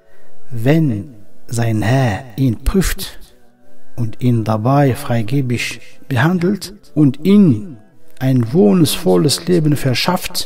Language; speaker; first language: German; non-native, fluent; Arabic